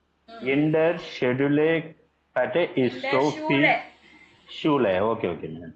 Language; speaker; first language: German; non-native, learner; Tamil